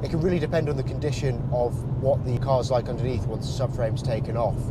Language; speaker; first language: English; native; English